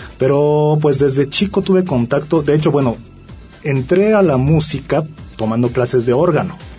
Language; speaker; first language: Spanish; early bilingual, other home language; Japanese